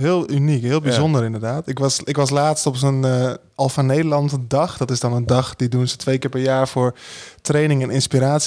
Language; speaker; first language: Dutch; native; Dutch